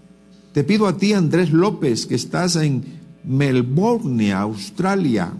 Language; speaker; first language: Spanish; native; Spanish